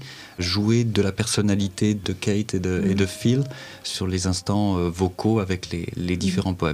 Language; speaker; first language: French; native; French